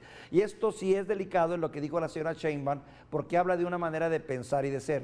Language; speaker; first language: Spanish; native; Spanish